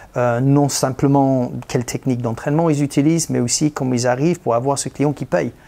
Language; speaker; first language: French; non-native, fluent; English